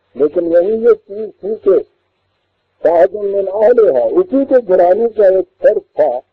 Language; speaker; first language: Urdu; non-native, local second language; Punjabi